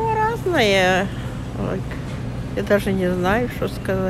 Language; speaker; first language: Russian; non-native, local second language; Ukrainian